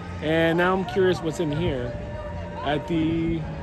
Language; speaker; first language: English; early bilingual, other home language; Spanish